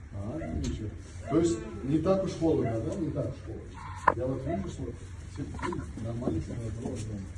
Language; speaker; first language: Russian; non-native, local second language; Uzbek